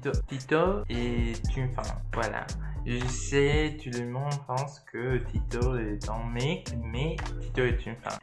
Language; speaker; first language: French; non-native, learner; Spanish